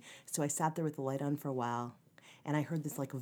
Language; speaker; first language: English; native; English